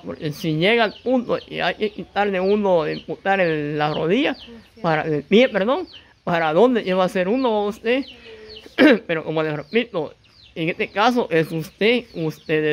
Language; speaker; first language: Spanish; native; Spanish